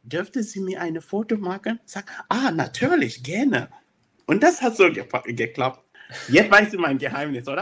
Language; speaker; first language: German; non-native, learner; English